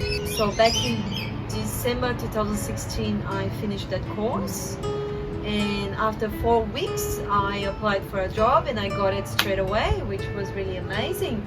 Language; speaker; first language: English; non-native, fluent; Portuguese